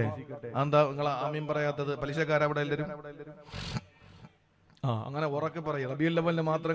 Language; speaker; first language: Malayalam; native; Malayalam